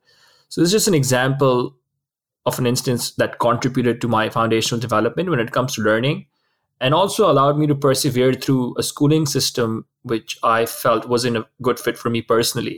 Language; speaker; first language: English; non-native, local second language; Urdu